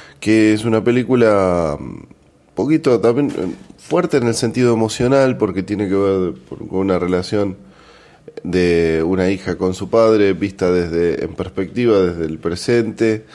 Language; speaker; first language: Spanish; native; Spanish